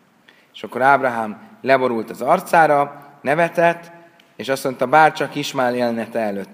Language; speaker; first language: Hungarian; native; Hungarian